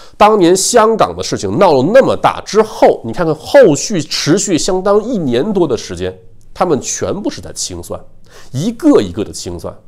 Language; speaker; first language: Chinese; native; Chinese